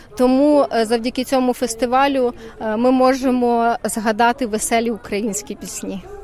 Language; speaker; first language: Ukrainian; native; Ukrainian